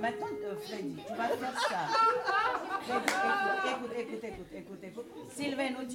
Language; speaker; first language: French; non-native, fluent; Armenian